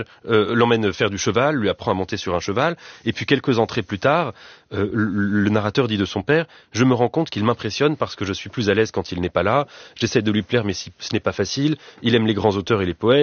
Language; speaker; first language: French; native; French